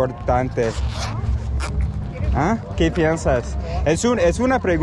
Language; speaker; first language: Spanish; non-native, learner; English